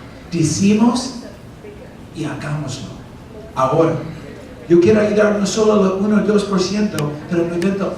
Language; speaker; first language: Spanish; non-native, fluent; English